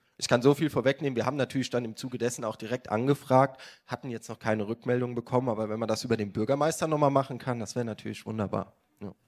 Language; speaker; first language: German; native; German